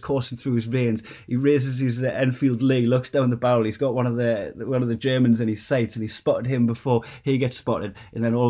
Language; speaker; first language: English; native; English